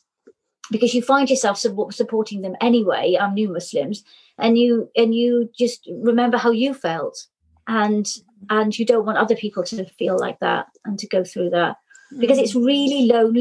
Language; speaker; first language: English; native; English